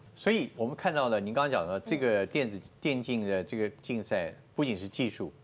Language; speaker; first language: Chinese; native; Chinese